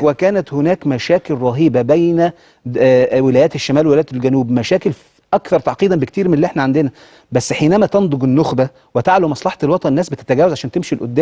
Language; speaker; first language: Arabic; native; Arabic